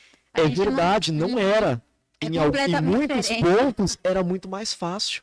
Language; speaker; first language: Portuguese; native; Portuguese